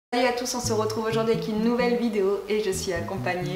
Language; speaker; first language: French; native; French